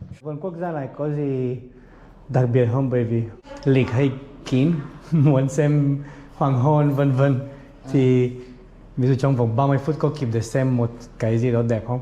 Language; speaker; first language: Vietnamese; non-native, fluent; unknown